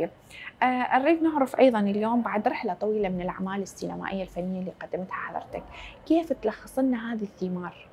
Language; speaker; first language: Arabic; native; Arabic